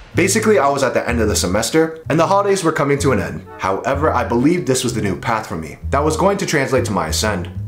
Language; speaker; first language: English; native; English